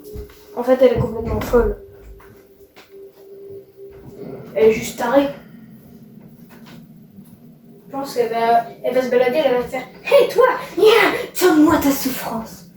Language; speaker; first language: French; native; French